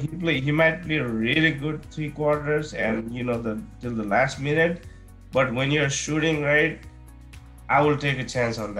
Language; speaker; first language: English; non-native, local second language; Nepali